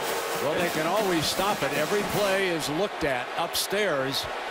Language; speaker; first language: English; native; English